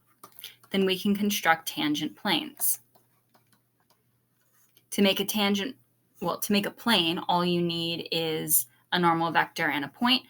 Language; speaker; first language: English; native; English